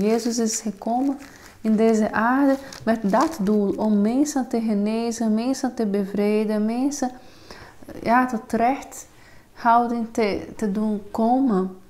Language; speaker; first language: Dutch; non-native, fluent; Portuguese